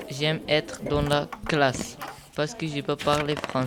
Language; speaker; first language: French; non-native, learner; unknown